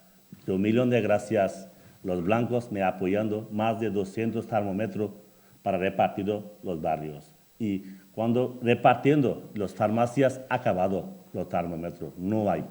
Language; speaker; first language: Spanish; non-native, learner; Bangla